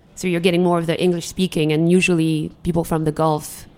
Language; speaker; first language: English; non-native, fluent; Arabic